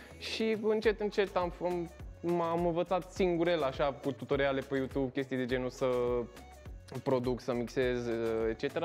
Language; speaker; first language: Romanian; early bilingual, heritage; Romanian